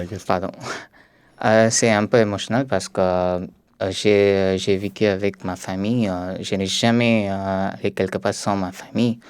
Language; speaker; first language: French; non-native, learner; Tamil